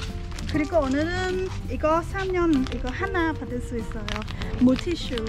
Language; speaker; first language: Korean; non-native, learner; Khmer